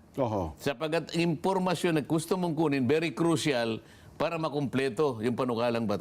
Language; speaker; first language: Filipino; native; Filipino